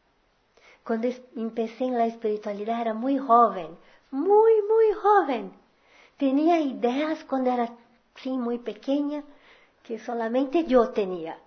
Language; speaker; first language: Spanish; non-native, fluent; Portuguese